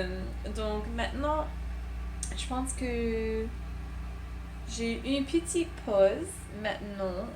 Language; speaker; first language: French; non-native, learner; English